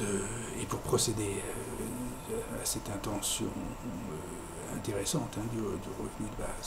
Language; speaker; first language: French; native; French